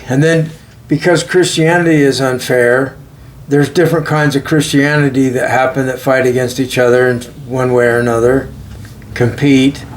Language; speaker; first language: English; native; English